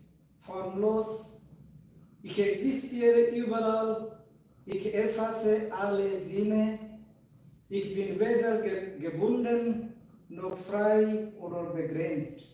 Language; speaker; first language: German; non-native, fluent; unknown